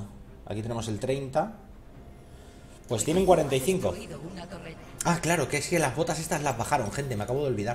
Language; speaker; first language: Spanish; native; Spanish